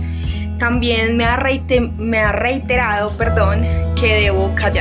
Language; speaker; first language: Spanish; native; Spanish